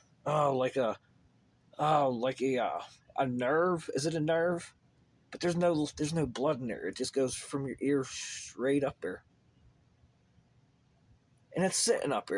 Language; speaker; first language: English; native; English